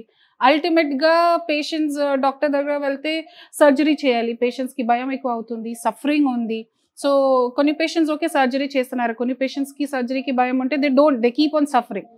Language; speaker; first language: Telugu; non-native, fluent; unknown